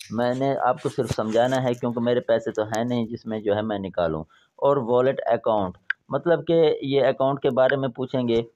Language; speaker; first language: Urdu; non-native, local second language; Punjabi